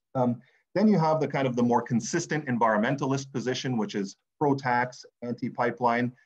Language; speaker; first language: English; native; English